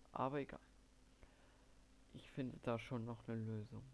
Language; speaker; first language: German; native; German